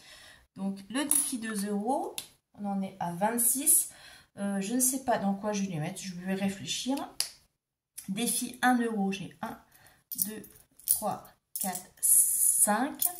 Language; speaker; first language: French; native; French